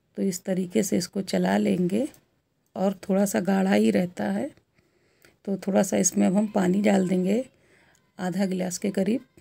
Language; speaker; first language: Hindi; native; Hindi